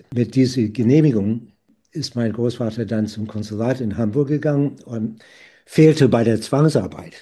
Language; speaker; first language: German; non-native, fluent; English